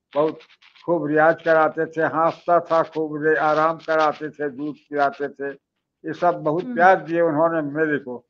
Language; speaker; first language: Hindi; native; Hindi